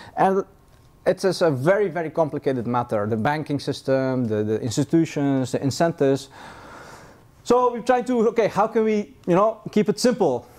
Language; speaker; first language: English; non-native, fluent; Persian